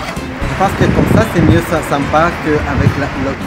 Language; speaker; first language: French; non-native, fluent; Russian